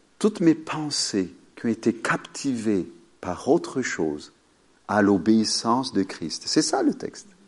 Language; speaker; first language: French; non-native, fluent; Amharic